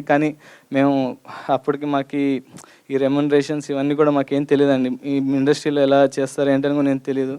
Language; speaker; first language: Telugu; native; Telugu